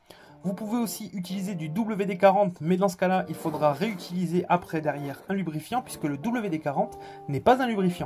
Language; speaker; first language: French; native; French